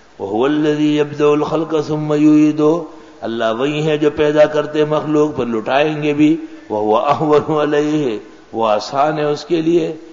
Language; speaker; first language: Urdu; non-native, local second language; Pashto